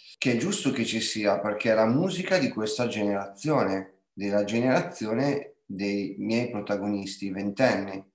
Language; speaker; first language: Italian; native; Italian